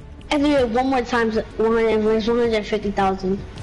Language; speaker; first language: English; early bilingual, other home language; Spanish